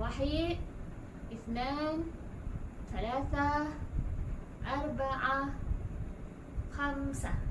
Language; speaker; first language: Arabic; non-native, learner; Malay